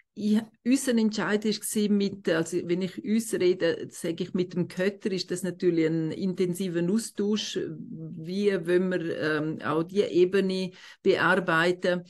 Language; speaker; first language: German; non-native, local second language; Romansh